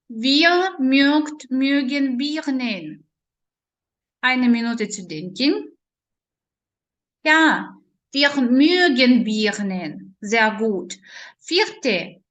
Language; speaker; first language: German; non-native, learner; Ukrainian